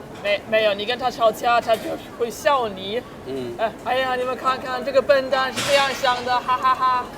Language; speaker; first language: Chinese; non-native, fluent; German